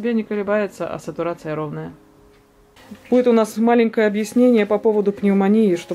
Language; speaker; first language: Russian; native; Russian